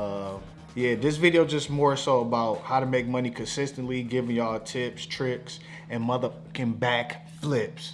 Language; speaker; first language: English; native; English